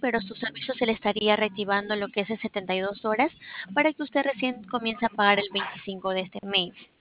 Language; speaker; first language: Spanish; native; Spanish